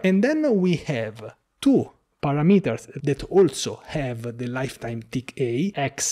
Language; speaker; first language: English; non-native, fluent; Italian